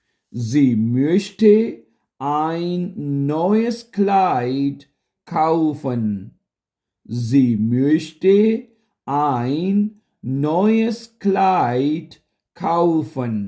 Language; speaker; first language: German; non-native, local second language; Urdu